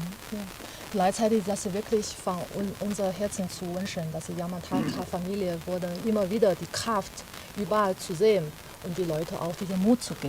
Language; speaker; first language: German; non-native, fluent; Chinese